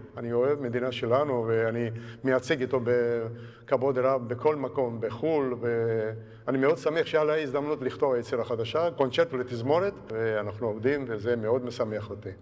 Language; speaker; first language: Hebrew; non-native, fluent; Georgian